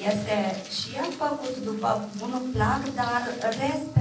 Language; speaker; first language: Romanian; native; Romanian